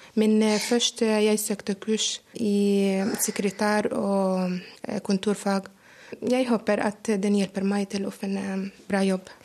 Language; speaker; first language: Norwegian; non-native, learner; Arabic